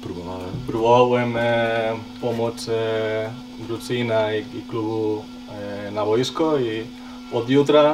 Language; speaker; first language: Polish; non-native, learner; Spanish